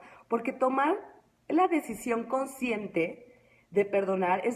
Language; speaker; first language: Spanish; native; Spanish